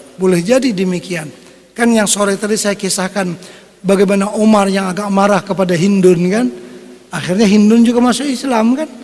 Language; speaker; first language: Indonesian; non-native, local second language; Banjar